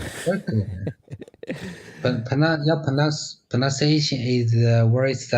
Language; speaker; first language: English; non-native, learner; Chinese